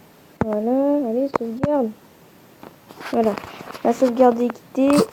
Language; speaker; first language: French; native; French